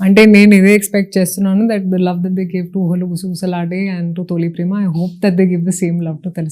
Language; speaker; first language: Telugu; non-native, fluent; Hindi